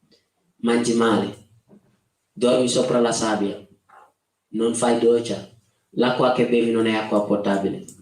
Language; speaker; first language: Italian; non-native, fluent; Wolof